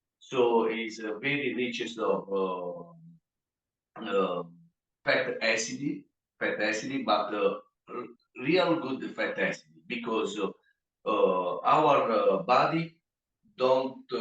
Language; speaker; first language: English; non-native, learner; Italian